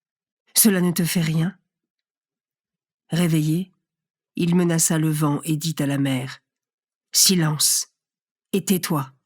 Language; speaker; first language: French; native; French